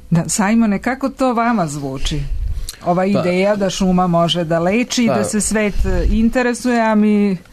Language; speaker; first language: Serbian; native; Serbian